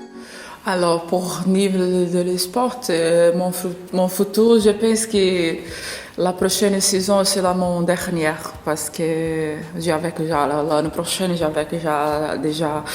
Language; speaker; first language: French; non-native, learner; Portuguese